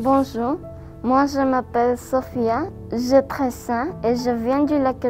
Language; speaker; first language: French; non-native, learner; Spanish